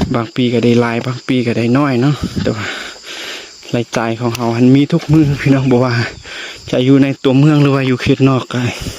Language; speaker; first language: Lao; non-native, local second language; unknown